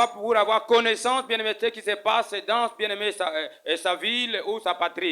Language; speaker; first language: French; non-native, local second language; Lingala